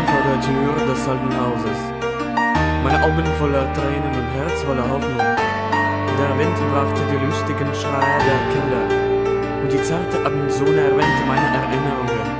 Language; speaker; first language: German; non-native, learner; Russian